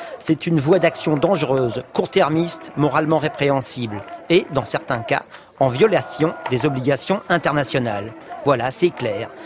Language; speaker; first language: French; native; French